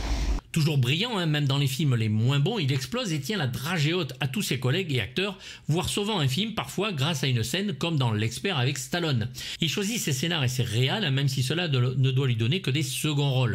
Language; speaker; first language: French; native; French